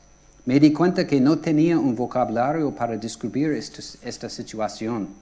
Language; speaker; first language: Spanish; non-native, fluent; English